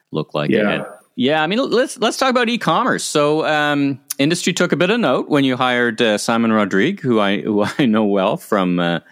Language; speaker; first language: English; native; English